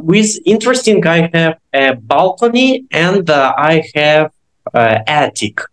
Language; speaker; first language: English; non-native, learner; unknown